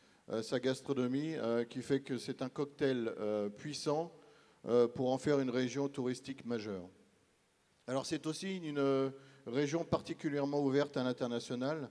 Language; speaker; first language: French; native; French